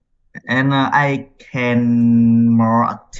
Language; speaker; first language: English; non-native, learner; Vietnamese